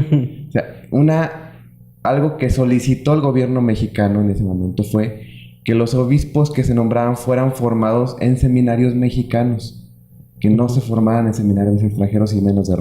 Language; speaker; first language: Spanish; native; Spanish